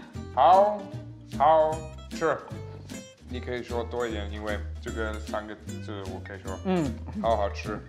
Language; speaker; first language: Chinese; non-native, learner; German